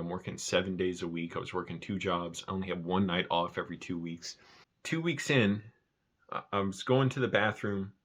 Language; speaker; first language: English; native; English